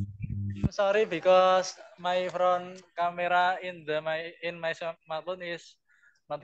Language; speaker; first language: English; non-native, learner; Indonesian